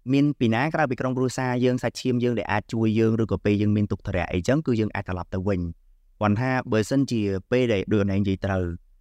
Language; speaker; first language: Khmer; native; Khmer